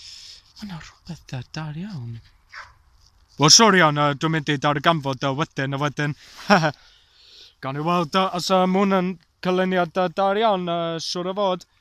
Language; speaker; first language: Welsh; non-native, learner; English